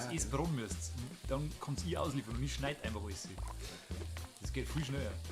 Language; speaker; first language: German; native; German